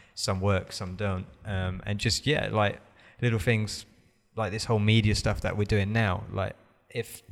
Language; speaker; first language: English; native; English